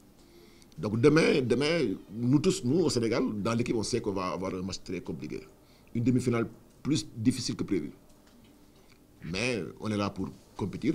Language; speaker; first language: French; non-native, local second language; Wolof